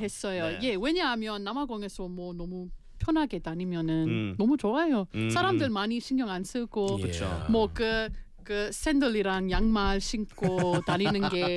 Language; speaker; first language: Korean; non-native, fluent; English